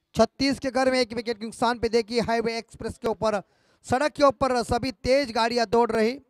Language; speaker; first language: Hindi; non-native, local second language; Marathi